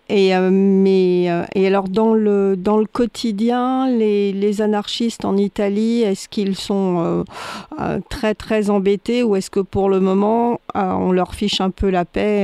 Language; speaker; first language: French; native; French